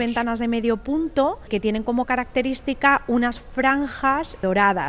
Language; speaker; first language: Spanish; native; Spanish